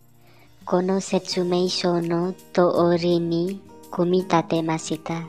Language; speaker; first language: Japanese; non-native, learner; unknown